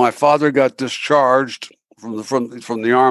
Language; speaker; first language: English; native; English